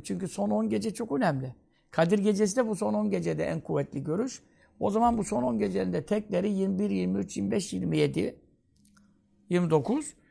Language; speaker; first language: Turkish; native; Turkish